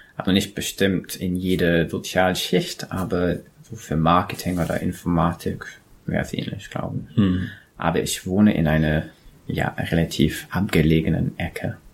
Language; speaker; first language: German; non-native, fluent; English